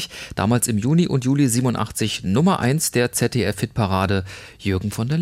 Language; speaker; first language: German; native; German